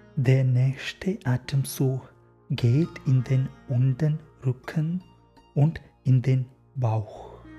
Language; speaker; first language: German; non-native, learner; Malayalam